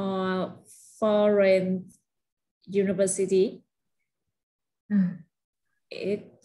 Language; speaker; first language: English; non-native, learner; Vietnamese